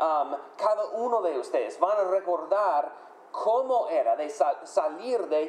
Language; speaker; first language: Spanish; non-native, fluent; English